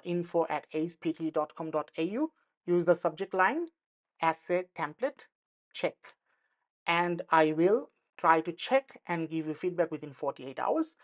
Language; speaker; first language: English; non-native, local second language; Bangla